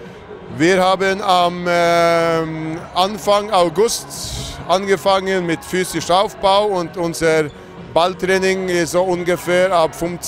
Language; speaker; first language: German; non-native, fluent; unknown